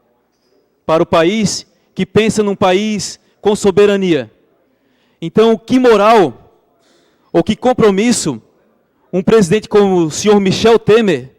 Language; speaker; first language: Portuguese; native; Portuguese